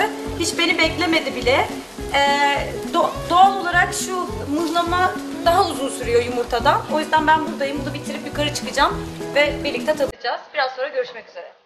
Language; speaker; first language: Turkish; native; Turkish